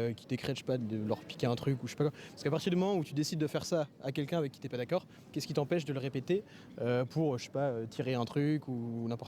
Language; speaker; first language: French; native; French